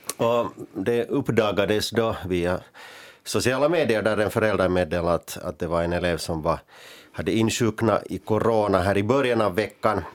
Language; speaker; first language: Swedish; native; Swedish